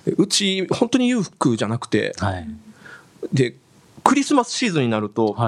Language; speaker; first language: Japanese; native; Japanese